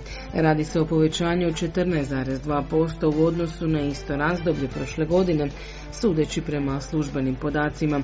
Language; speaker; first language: Croatian; native; Croatian